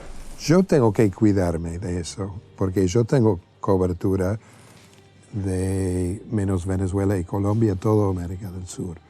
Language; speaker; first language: Spanish; non-native, fluent; English